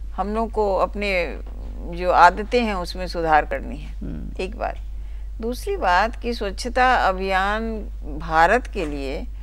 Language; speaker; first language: Hindi; native; Hindi